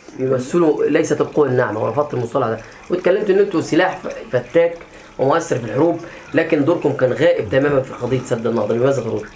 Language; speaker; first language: Arabic; native; Arabic